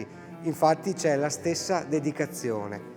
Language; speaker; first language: Italian; native; Italian